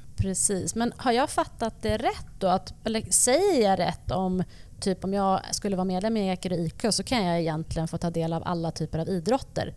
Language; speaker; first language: Swedish; native; Swedish